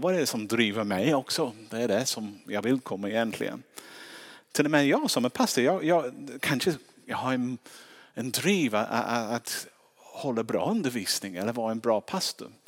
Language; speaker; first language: Swedish; non-native, fluent; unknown